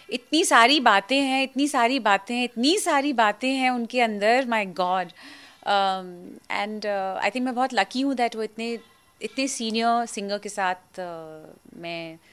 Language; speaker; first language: Hindi; native; Hindi